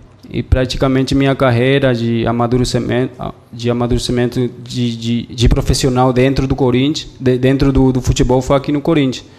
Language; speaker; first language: Portuguese; non-native, fluent; Spanish